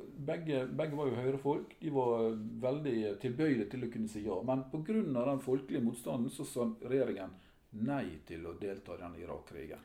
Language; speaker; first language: Norwegian; native; Norwegian